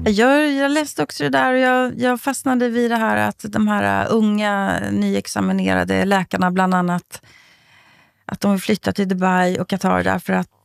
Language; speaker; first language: Swedish; native; Swedish